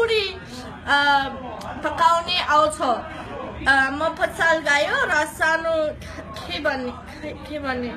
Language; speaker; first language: Nepali; non-native, learner; English